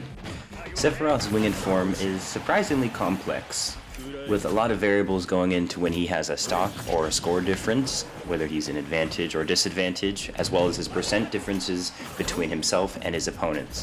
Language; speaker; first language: English; native; English